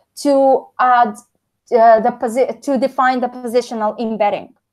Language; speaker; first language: English; non-native, fluent; Arabic